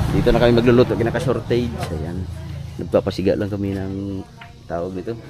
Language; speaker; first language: Filipino; non-native, local second language; Cebuano